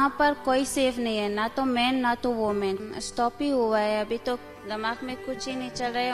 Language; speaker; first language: Hindi; non-native, fluent; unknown